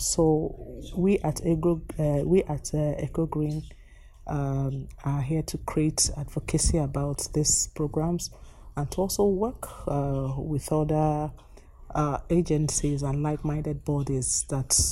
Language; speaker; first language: English; non-native, local second language; Igbo